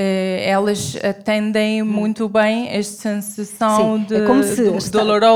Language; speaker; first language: Portuguese; non-native, fluent; Arabic